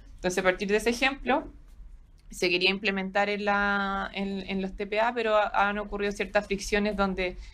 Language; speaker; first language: Spanish; native; Spanish